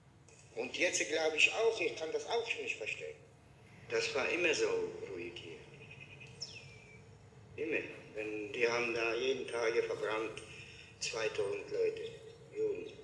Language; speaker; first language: German; non-native, learner; Polish